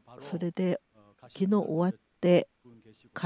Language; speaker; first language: Japanese; non-native, fluent; Korean